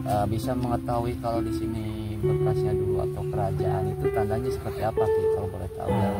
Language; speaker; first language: Indonesian; native; Indonesian